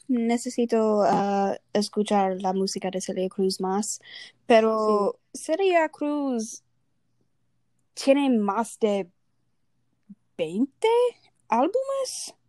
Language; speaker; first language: Spanish; non-native, learner; English